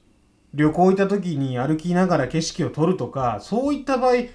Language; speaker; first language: Japanese; native; Japanese